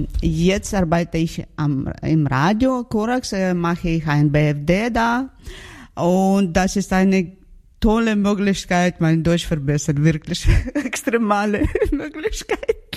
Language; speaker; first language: German; non-native, learner; Ukrainian